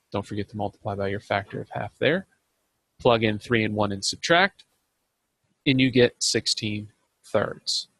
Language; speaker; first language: English; native; English